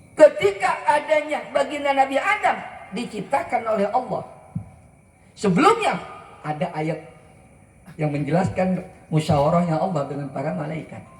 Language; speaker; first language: Indonesian; native; Indonesian